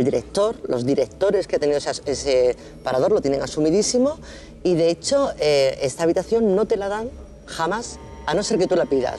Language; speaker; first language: Spanish; native; Spanish